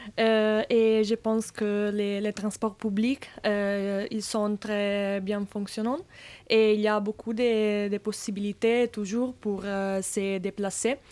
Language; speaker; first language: French; non-native, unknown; Italian